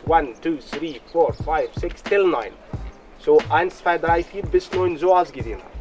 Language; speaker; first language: German; non-native, learner; Arabic